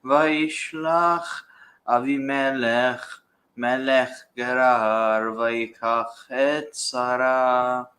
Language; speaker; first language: Hebrew; non-native, learner; English